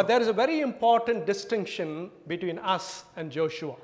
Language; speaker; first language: English; non-native, local second language; Tamil